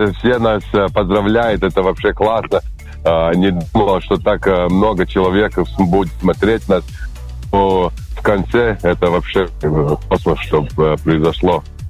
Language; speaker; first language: Russian; non-native, learner; Latvian